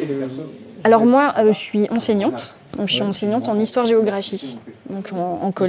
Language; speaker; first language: French; native; French